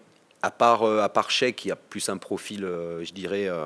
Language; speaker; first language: French; native; French